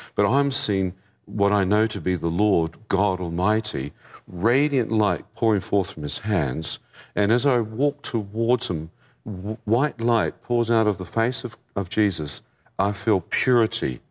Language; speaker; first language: English; native; English